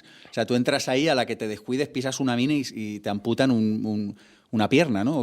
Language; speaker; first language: Spanish; native; Spanish